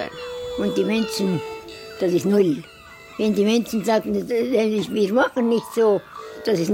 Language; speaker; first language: German; non-native, learner; Estonian